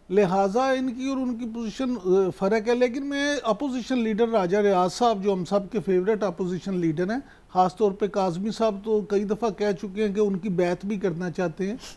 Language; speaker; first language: Urdu; native; Urdu